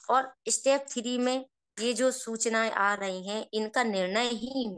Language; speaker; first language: Hindi; native; Hindi